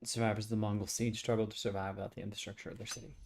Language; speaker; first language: English; native; English